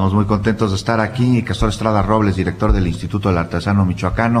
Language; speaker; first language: Spanish; native; Spanish